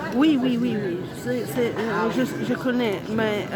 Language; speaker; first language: French; non-native, learner; Italian